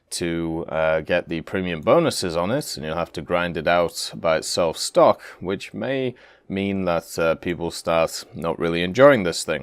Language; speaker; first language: English; native; English